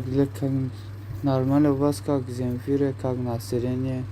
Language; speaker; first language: Russian; non-native, learner; Tajik